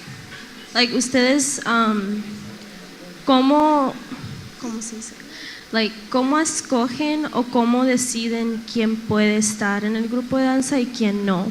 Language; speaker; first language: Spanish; early bilingual, heritage; Spanish